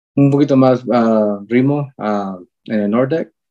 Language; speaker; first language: Spanish; early bilingual, heritage; Spanish